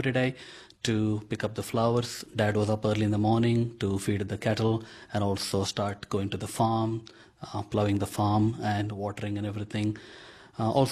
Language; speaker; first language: English; non-native, local second language; Konkani